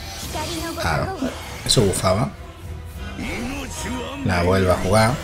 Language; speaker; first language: Spanish; native; Spanish